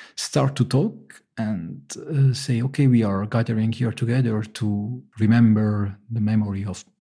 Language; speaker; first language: English; non-native, fluent; Italian